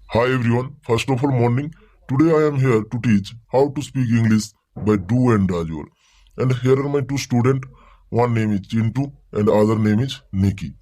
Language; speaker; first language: English; non-native, local second language; Bangla